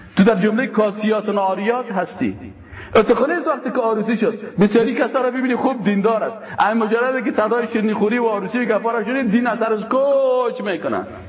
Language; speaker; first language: Persian; native; Persian